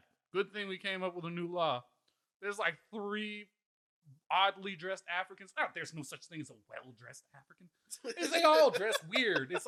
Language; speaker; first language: English; native; English